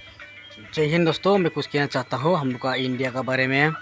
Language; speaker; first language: Hindi; non-native, local second language; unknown